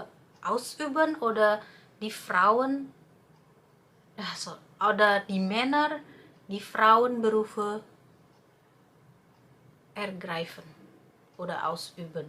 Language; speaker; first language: German; non-native, fluent; Indonesian